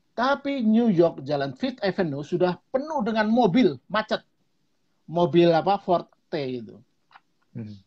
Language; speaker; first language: Indonesian; non-native, local second language; Javanese